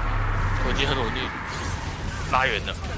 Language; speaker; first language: Chinese; native; Chinese